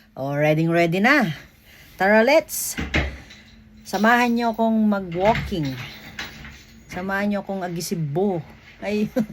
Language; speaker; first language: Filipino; non-native, local second language; Iloko